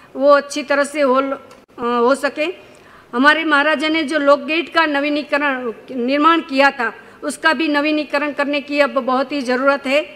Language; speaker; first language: Hindi; non-native, local second language; Gujarati